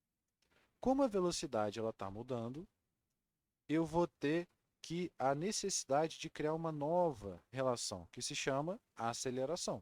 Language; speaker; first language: Portuguese; native; Portuguese